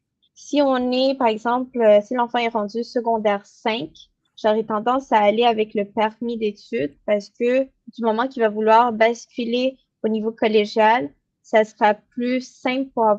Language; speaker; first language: French; native; French